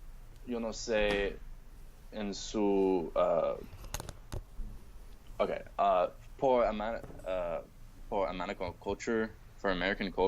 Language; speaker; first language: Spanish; non-native, learner; English